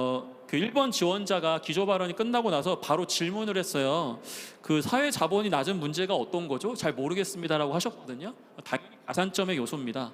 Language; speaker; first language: Korean; native; Korean